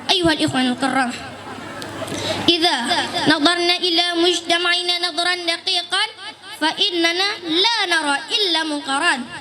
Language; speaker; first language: Arabic; non-native, learner; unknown